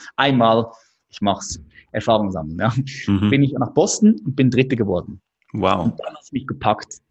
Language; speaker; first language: German; native; German